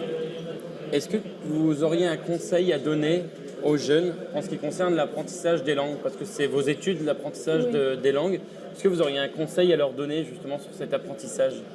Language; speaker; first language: French; native; French